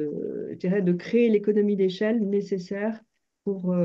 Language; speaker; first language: French; native; French